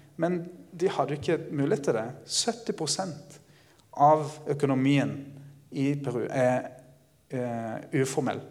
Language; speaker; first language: Norwegian; early bilingual, other home language; Spanish